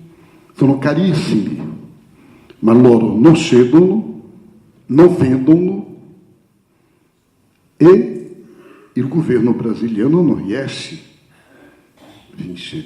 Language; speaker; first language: Italian; non-native, fluent; Portuguese